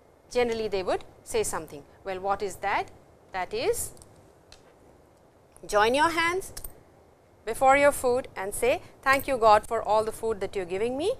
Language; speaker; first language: English; non-native, local second language; Hindi